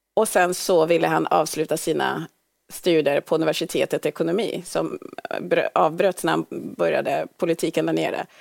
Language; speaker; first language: Swedish; early bilingual, other home language; Swahili